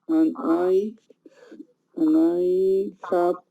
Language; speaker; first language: English; non-native, learner; Spanish